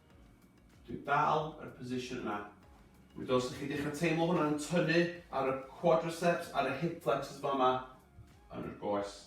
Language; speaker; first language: Welsh; native; Welsh